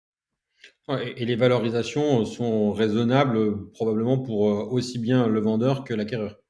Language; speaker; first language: French; native; French